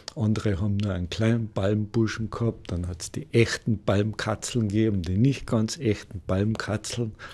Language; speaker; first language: German; native; German